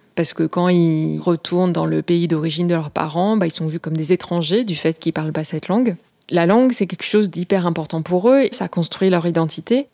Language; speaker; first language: French; native; French